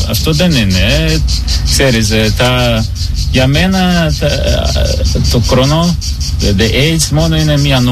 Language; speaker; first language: Greek; non-native, learner; Portuguese